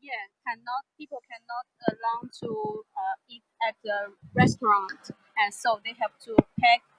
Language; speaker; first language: English; non-native, fluent; Chinese